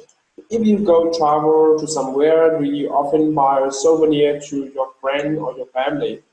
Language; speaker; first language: English; non-native, learner; Vietnamese